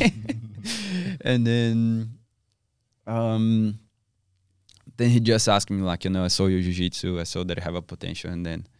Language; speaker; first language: English; non-native, learner; Portuguese